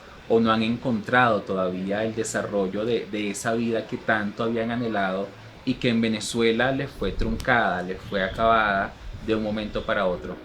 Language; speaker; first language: Spanish; native; Spanish